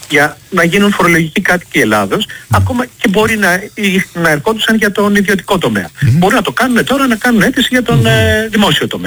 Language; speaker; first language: Greek; native; Greek